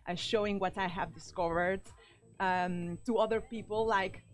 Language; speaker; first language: English; non-native, fluent; Spanish